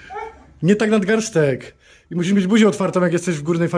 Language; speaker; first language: Polish; native; Polish